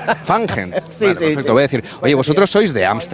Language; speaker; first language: Spanish; native; Spanish